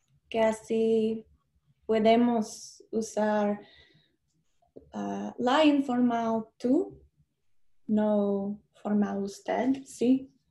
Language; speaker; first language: Spanish; non-native, learner; English